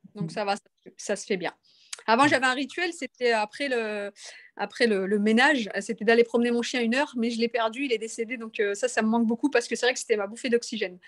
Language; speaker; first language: French; native; French